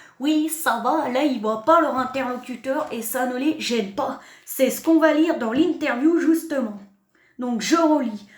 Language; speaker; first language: French; native; French